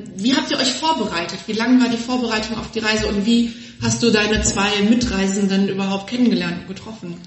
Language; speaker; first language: German; native; German